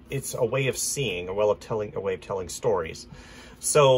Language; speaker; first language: English; native; English